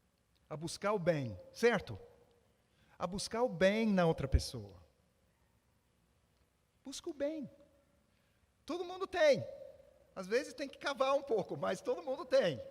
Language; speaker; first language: Portuguese; non-native, fluent; English